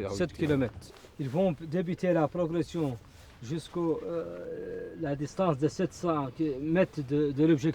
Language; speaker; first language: French; non-native, local second language; Arabic